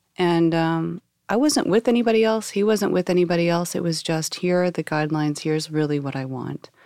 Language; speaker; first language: English; native; English